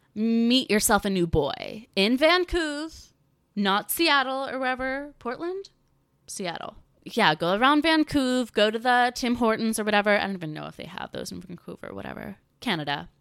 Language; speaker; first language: English; native; English